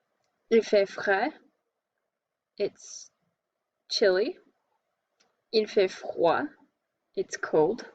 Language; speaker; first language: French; non-native, fluent; English